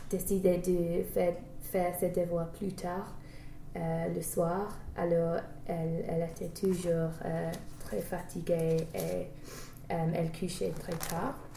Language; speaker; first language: French; non-native, learner; English